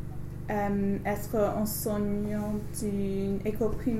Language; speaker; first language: French; non-native, learner; English